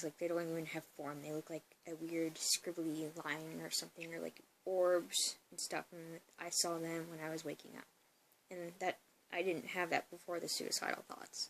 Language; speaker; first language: English; native; English